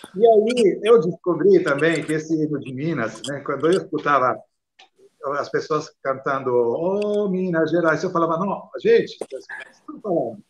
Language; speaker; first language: Portuguese; non-native, fluent; Italian